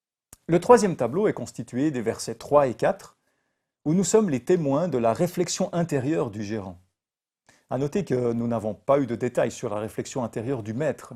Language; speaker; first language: French; native; French